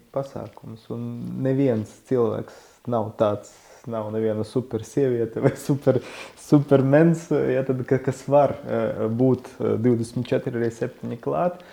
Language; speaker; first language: Latvian; non-native, local second language; Russian